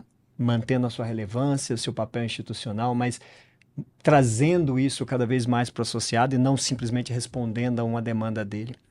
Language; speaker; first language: Portuguese; native; Portuguese